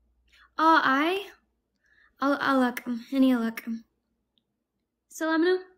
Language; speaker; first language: Amharic; non-native, learner; English